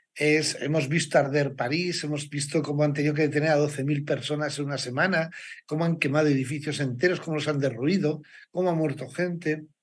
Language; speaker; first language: Spanish; native; Spanish